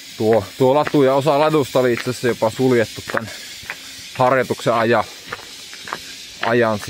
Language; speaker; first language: Finnish; native; Finnish